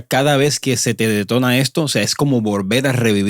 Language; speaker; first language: Spanish; native; Spanish